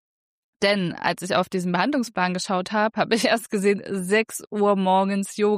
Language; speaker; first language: German; native; German